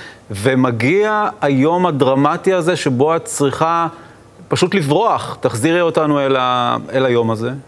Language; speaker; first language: Hebrew; native; Hebrew